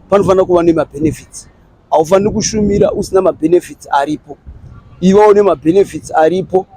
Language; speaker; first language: Shona; native; Shona